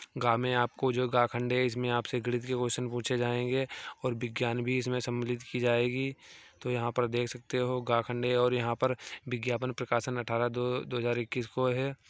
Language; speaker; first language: Hindi; native; Hindi